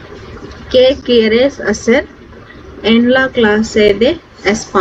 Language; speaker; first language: Spanish; non-native, fluent; Telugu